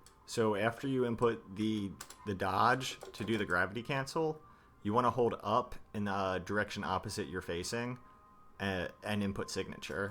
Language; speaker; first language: English; native; English